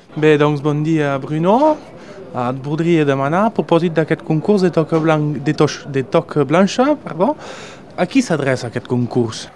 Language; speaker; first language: Catalan; non-native, local second language; French